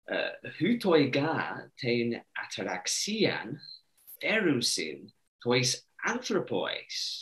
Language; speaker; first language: Greek; non-native, learner; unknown